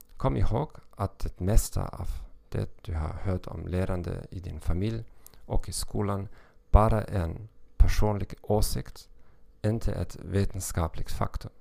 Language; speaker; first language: Swedish; non-native, learner; German